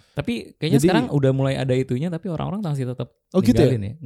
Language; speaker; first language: Indonesian; native; Indonesian